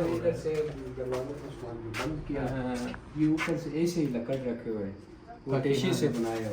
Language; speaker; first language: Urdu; non-native, local second language; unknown